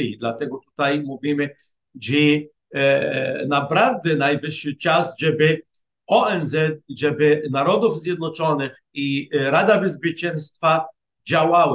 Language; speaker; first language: Polish; non-native, fluent; Arabic